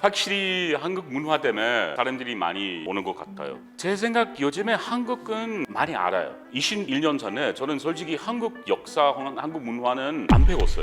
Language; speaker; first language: Korean; non-native, learner; English